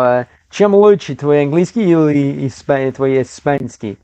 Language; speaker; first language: Russian; non-native, learner; English